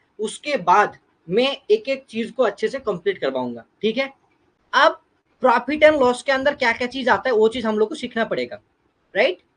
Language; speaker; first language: Hindi; non-native, local second language; Bangla